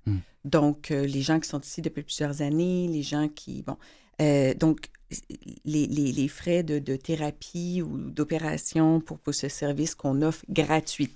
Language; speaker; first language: French; native; French